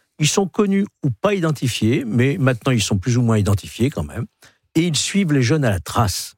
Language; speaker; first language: French; native; French